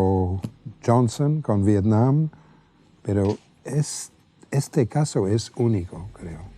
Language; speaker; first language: Spanish; non-native, fluent; English